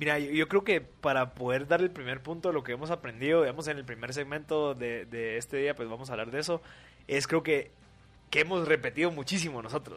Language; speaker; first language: Spanish; native; Spanish